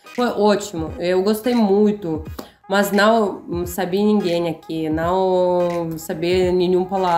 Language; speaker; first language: Portuguese; non-native, learner; Russian